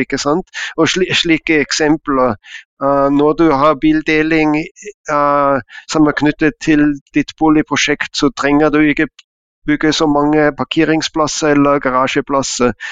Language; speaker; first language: Norwegian; non-native, fluent; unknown